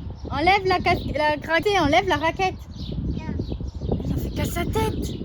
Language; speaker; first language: French; native; French